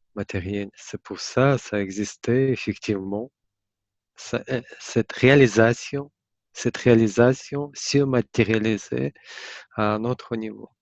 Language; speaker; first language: French; non-native, fluent; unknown